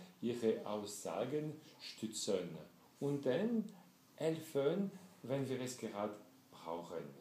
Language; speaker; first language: German; non-native, fluent; French